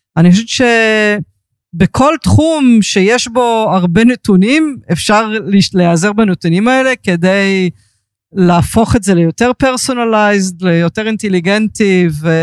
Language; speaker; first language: Hebrew; early bilingual, heritage; Hebrew